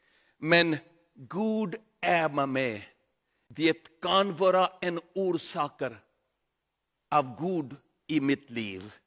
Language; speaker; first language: Swedish; non-native, learner; Urdu